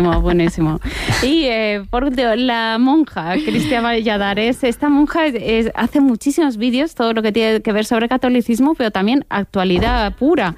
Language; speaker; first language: Spanish; native; Spanish